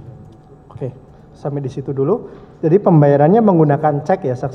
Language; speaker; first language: Indonesian; native; Indonesian